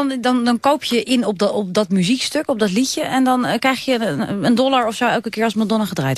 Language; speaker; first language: Dutch; native; Dutch